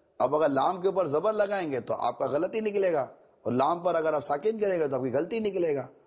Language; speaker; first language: Urdu; native; Urdu